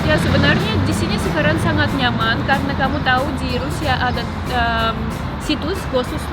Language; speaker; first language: Indonesian; non-native, fluent; Russian